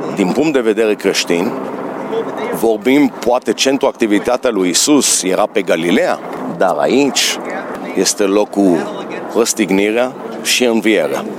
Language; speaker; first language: Romanian; early bilingual, heritage; Romanian